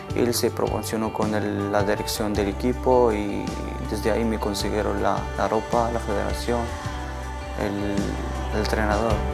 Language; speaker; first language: Spanish; non-native, fluent; Arabic